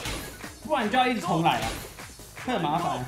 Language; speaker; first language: Chinese; native; Chinese